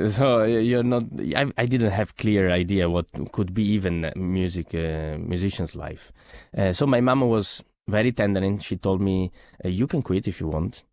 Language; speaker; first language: English; non-native, fluent; Italian